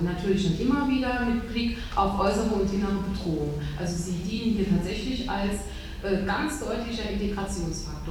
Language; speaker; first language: German; native; German